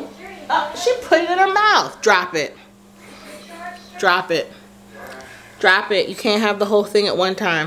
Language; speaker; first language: English; native; English